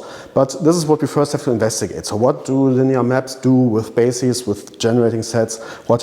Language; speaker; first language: English; non-native, fluent; German